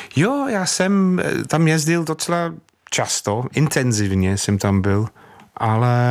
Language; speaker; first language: Czech; non-native, fluent; English